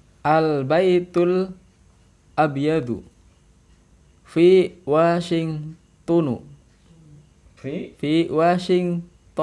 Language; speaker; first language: Arabic; non-native, learner; Indonesian